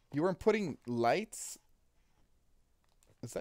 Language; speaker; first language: English; native; English